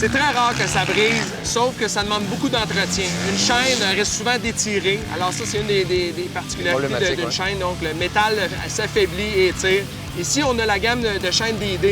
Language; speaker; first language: French; native; French